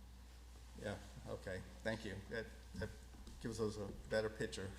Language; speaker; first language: English; native; English